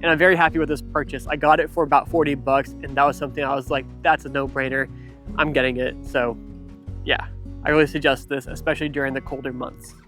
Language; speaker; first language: English; native; English